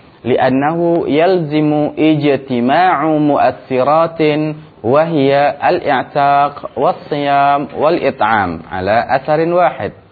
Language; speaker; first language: Arabic; non-native, fluent; Indonesian